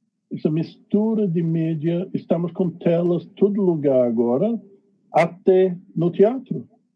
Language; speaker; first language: Portuguese; non-native, fluent; English